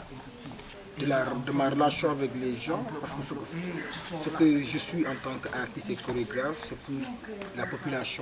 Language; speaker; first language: French; non-native, local second language; Wolof